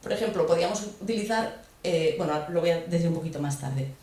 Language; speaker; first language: Spanish; native; Spanish